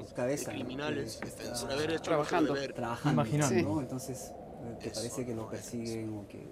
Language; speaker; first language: Spanish; native; Spanish